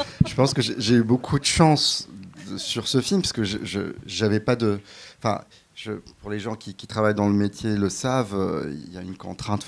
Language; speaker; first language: French; non-native, local second language; Arabic